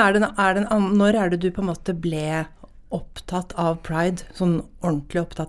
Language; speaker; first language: Norwegian; native; Norwegian